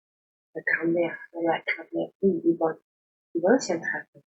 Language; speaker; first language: French; non-native, learner; Spanish